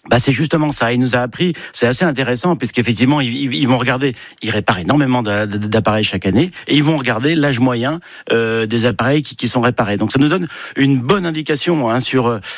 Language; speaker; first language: French; native; French